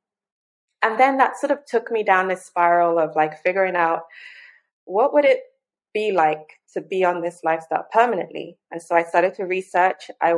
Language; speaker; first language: English; non-native, local second language; Yoruba